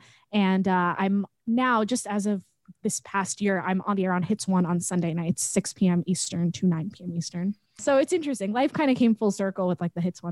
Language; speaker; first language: English; native; English